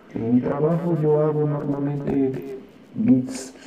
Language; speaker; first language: Spanish; non-native, learner; Portuguese